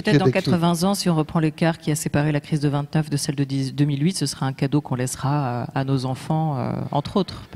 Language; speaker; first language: French; native; French